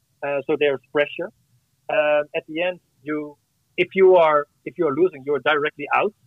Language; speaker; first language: English; non-native, fluent; Dutch